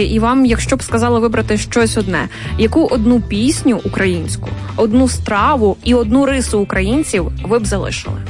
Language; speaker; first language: Ukrainian; native; Ukrainian